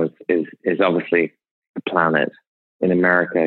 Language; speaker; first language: English; native; English